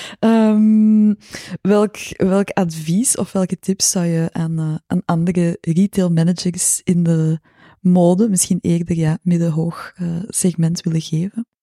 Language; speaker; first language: Dutch; native; Dutch